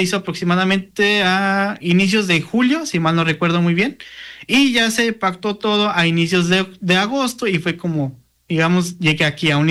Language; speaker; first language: Spanish; non-native, local second language; Nahuatl languages